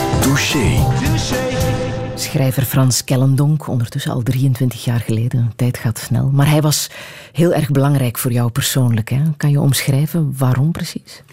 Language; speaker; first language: Dutch; native; Dutch